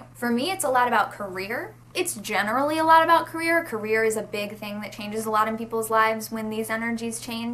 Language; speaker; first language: English; native; English